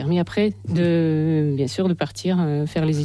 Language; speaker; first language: French; non-native, fluent; Russian